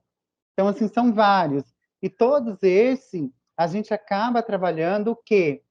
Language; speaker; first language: Portuguese; native; Portuguese